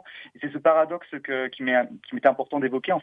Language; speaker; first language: French; native; French